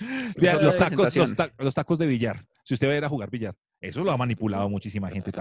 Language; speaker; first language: Spanish; native; Spanish